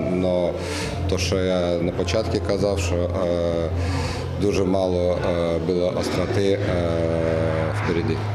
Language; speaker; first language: Ukrainian; non-native, learner; Russian